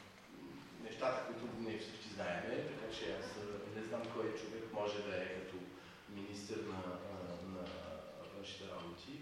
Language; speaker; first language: Bulgarian; non-native, fluent; French